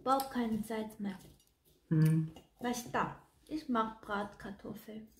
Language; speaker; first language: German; non-native, learner; Korean